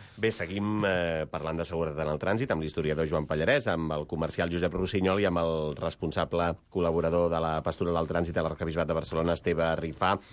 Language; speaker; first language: Catalan; native; Catalan